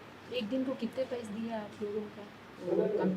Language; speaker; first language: Hindi; non-native, local second language; Telugu